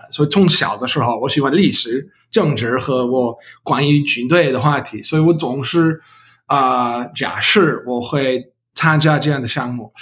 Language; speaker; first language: Chinese; non-native, learner; English